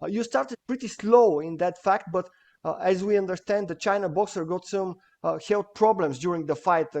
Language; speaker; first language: English; non-native, fluent; Bulgarian